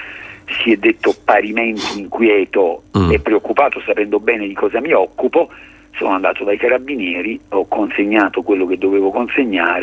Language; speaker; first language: Italian; native; Italian